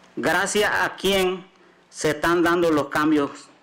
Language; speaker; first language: Spanish; native; Spanish